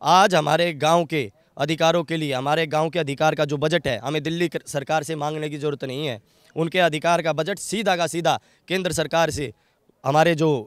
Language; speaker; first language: Hindi; native; Hindi